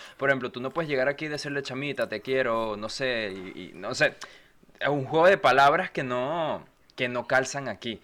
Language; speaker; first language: Spanish; native; Spanish